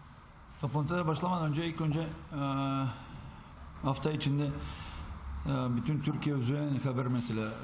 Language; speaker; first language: Turkish; non-native, fluent; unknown